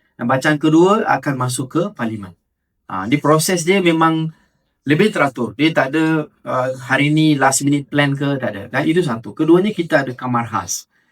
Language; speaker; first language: Malay; non-native, local second language; Tamil